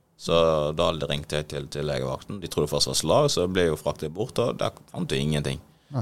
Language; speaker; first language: Norwegian; early bilingual, other home language; Swahili